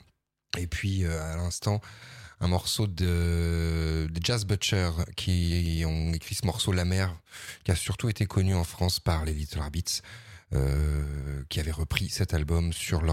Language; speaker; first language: French; native; French